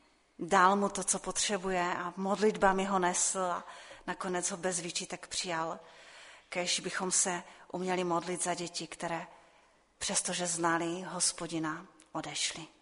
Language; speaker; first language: Czech; non-native, local second language; Polish